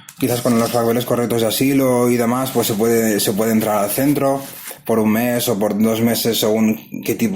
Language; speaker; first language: Spanish; native; Spanish